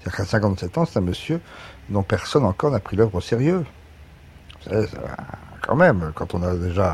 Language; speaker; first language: French; native; French